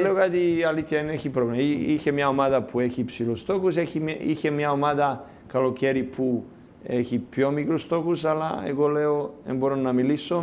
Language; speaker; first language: Greek; non-native, learner; Serbian